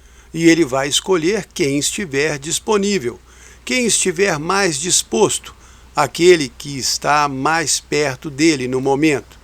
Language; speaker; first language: Portuguese; native; Portuguese